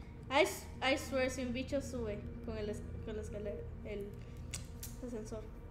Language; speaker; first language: Spanish; native; Spanish